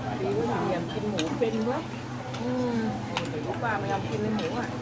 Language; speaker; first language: Thai; native; Thai